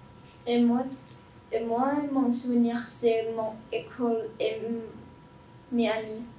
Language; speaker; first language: French; non-native, learner; Thai